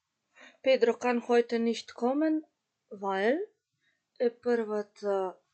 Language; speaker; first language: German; non-native, fluent; Macedonian